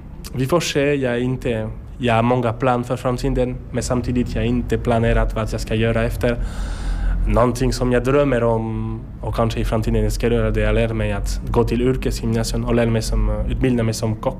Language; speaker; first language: Swedish; non-native, learner; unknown